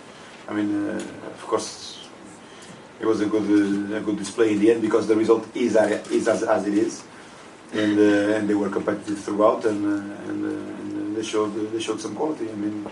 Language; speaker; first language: English; non-native, fluent; Portuguese